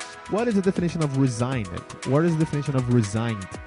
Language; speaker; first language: English; non-native, fluent; Portuguese